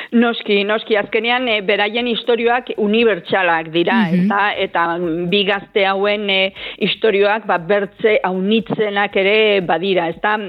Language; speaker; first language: Basque; native; Basque